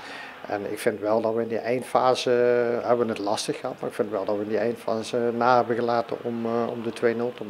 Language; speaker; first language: Dutch; native; Dutch